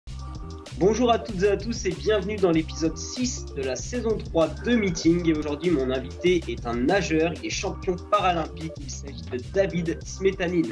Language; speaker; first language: French; native; French